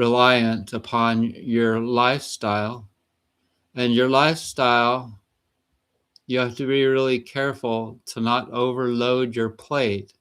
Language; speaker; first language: English; native; English